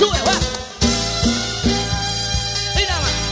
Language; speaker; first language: Spanish; native; Spanish